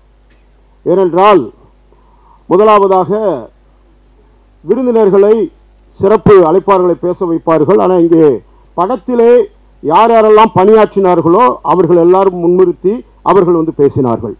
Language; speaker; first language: Tamil; native; Tamil